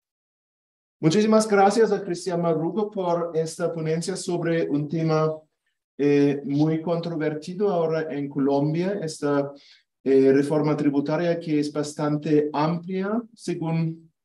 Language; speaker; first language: Spanish; non-native, fluent; German